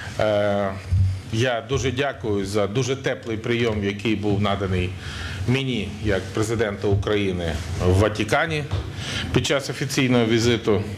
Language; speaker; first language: Ukrainian; native; Ukrainian